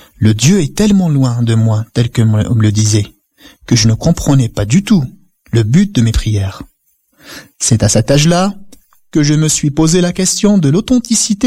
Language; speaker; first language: French; non-native, local second language; Kabyle